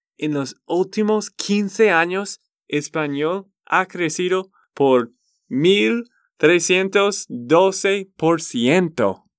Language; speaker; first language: Spanish; non-native, learner; English